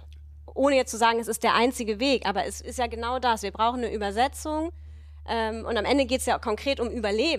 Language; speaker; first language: German; native; German